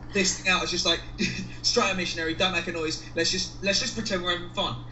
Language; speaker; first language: English; native; English